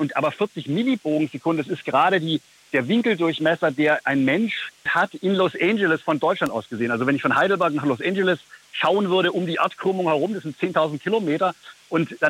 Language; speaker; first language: German; native; German